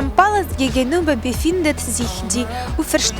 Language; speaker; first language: German; non-native, learner; Russian